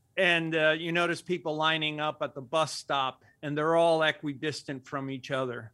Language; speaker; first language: English; early bilingual, other home language; Spanish